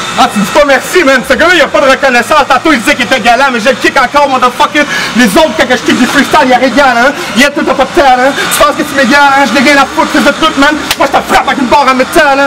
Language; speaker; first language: French; native; French